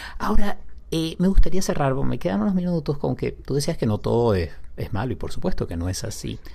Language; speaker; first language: Spanish; native; Spanish